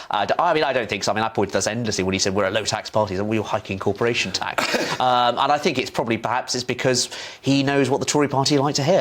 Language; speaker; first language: English; native; English